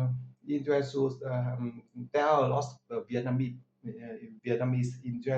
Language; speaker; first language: English; non-native, learner; Vietnamese